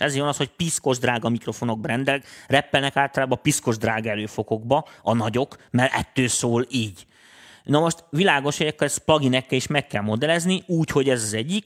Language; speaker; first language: Hungarian; native; Hungarian